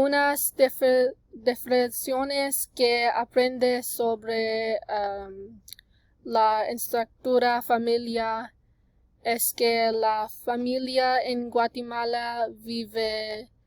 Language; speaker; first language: Spanish; non-native, learner; English